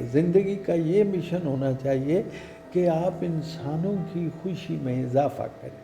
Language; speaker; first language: Urdu; non-native, local second language; Punjabi